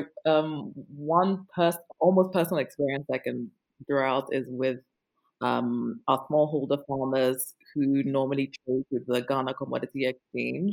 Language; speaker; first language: English; non-native, local second language; Akan